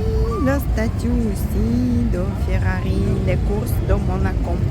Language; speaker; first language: French; non-native, fluent; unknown